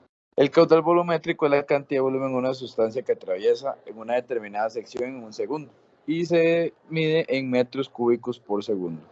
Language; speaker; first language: Spanish; native; Spanish